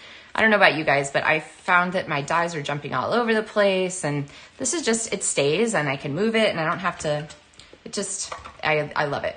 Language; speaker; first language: English; native; English